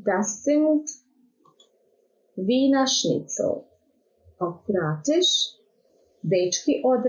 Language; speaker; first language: German; non-native, fluent; Croatian